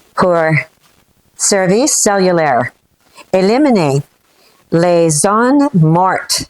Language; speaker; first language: French; non-native, local second language; English